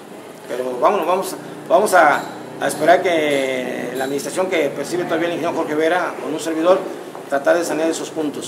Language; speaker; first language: Spanish; native; Spanish